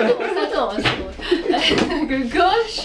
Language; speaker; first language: French; non-native, learner; Japanese